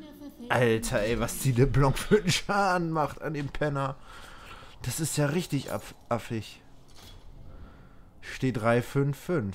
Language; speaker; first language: German; native; German